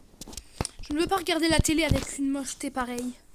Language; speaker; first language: French; native; French